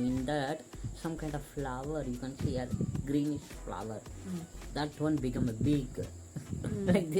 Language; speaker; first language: English; non-native, local second language; Tamil